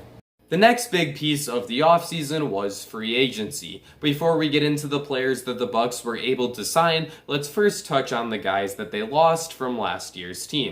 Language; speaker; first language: English; native; English